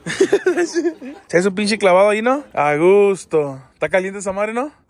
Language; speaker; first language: Spanish; early bilingual, heritage; Spanish